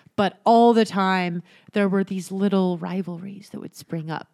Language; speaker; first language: English; native; English